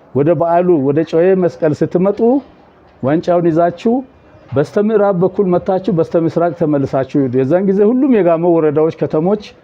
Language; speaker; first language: Amharic; non-native, local second language; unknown